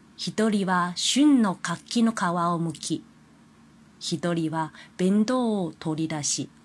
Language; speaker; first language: Japanese; non-native, fluent; Chinese